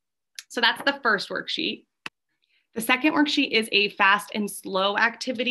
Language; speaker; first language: English; native; English